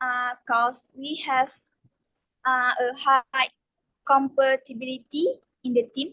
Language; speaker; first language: English; non-native, local second language; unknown